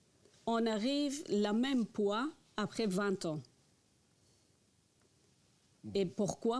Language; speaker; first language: French; non-native, learner; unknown